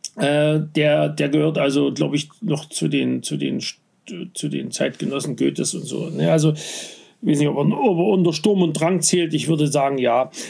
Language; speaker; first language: German; native; German